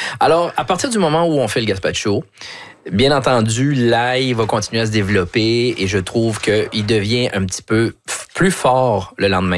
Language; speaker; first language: French; native; French